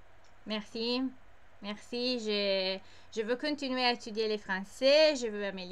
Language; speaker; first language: French; non-native, learner; English